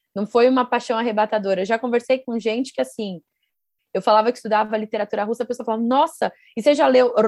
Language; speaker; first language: Portuguese; native; Portuguese